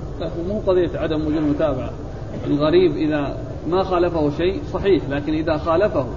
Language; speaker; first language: Arabic; native; Arabic